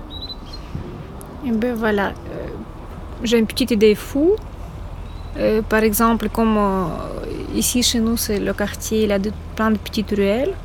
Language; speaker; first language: French; non-native, fluent; Ukrainian